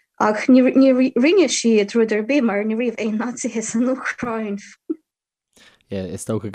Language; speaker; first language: Irish; non-native, fluent; Ukrainian